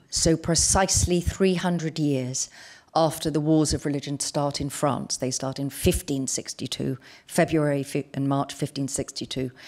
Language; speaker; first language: English; native; English